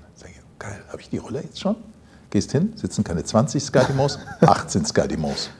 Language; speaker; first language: German; native; German